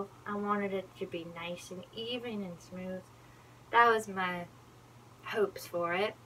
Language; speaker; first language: English; native; English